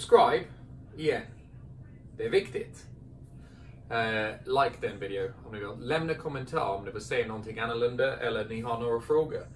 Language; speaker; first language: Swedish; non-native, fluent; English